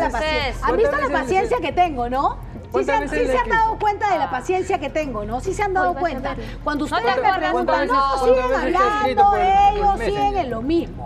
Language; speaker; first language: Spanish; native; Spanish